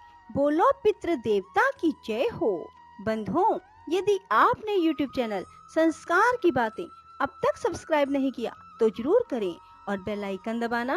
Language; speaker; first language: Hindi; native; Hindi